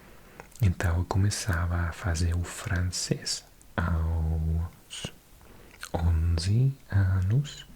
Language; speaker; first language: Portuguese; non-native, fluent; English